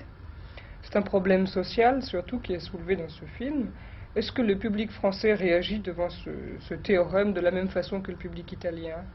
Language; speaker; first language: French; native; French